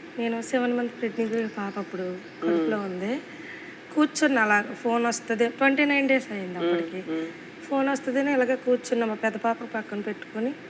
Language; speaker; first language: Telugu; native; Telugu